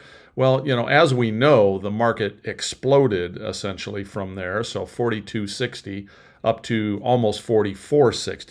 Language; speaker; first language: English; native; English